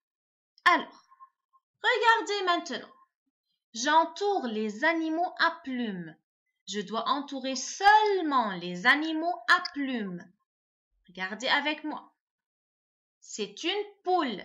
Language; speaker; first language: French; non-native, local second language; Arabic